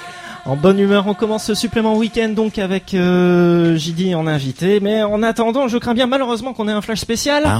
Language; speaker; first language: French; native; French